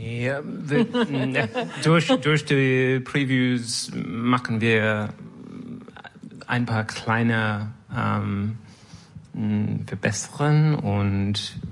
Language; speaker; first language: German; non-native, learner; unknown